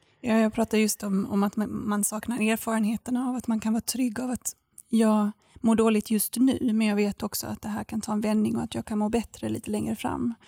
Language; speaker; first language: Swedish; native; Swedish